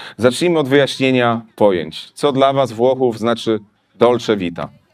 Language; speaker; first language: Polish; native; Polish